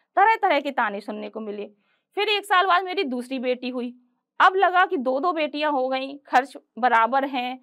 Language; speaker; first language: Hindi; native; Hindi